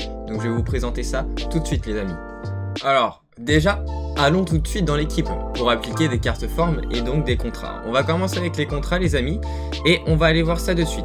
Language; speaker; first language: French; native; French